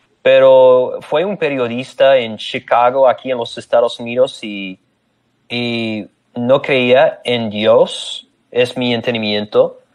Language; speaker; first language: Spanish; non-native, fluent; English